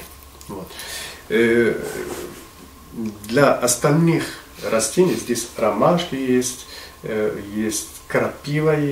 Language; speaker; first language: Russian; non-native, fluent; Arabic